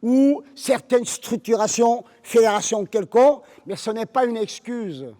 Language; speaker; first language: French; non-native, fluent; Korean